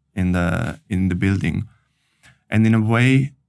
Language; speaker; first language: English; non-native, fluent; Italian